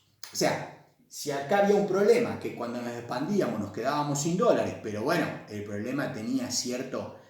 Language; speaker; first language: Spanish; native; Spanish